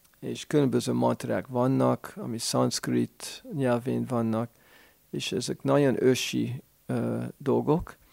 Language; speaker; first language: Hungarian; non-native, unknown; English